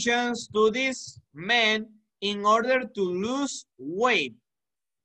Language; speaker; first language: English; non-native, learner; Spanish